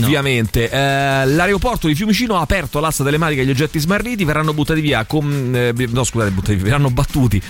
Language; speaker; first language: Italian; native; Italian